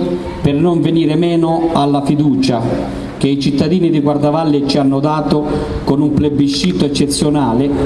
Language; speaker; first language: Italian; native; Italian